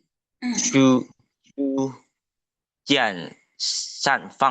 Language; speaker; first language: Chinese; non-native, learner; Lao